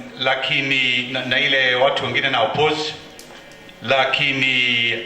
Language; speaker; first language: Swahili; non-native, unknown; English